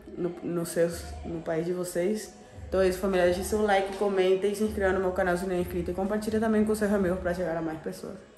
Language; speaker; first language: Portuguese; non-native, fluent; Spanish